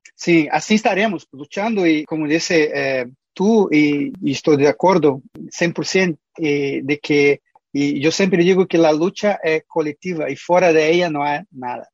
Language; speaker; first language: Spanish; non-native, fluent; Portuguese